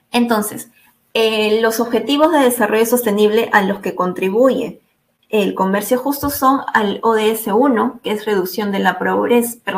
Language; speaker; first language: Spanish; native; Spanish